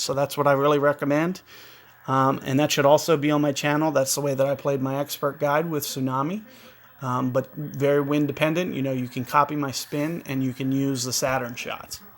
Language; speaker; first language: English; native; English